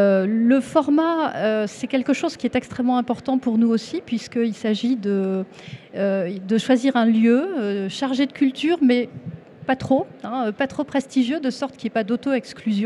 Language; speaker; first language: French; native; French